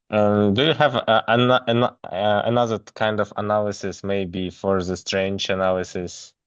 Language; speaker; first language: English; non-native, learner; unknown